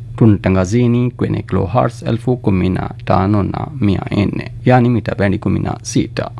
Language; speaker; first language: Swahili; non-native, fluent; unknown